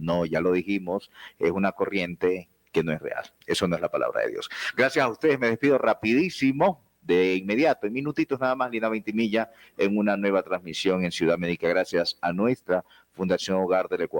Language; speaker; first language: Spanish; native; Spanish